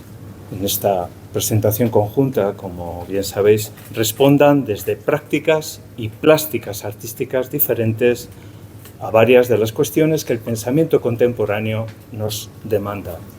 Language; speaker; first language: Spanish; native; Spanish